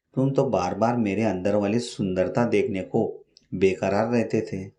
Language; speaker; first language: Hindi; non-native, local second language; Marathi